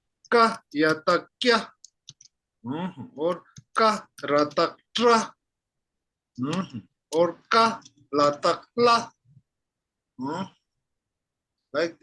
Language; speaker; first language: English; non-native, fluent; Tibetan